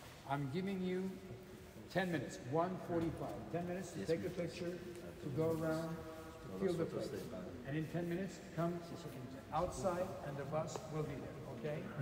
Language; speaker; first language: English; non-native, fluent; French